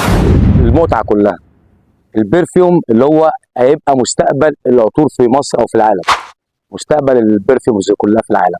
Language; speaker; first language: Arabic; native; Arabic